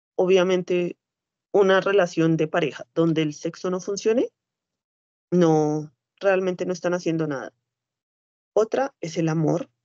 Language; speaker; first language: Spanish; native; Spanish